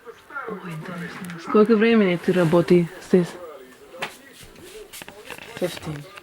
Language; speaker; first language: Russian; non-native, learner; German